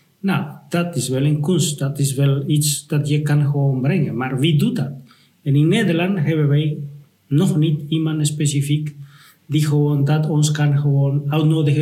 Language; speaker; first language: Dutch; non-native, fluent; Spanish